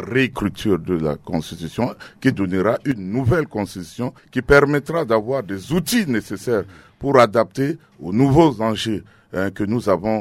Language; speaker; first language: French; non-native, local second language; Sango